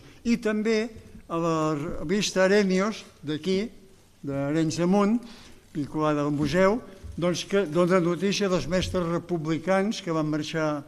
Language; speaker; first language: Catalan; native; Catalan